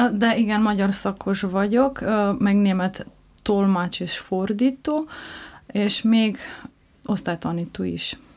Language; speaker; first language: Hungarian; non-native, local second language; Slovenian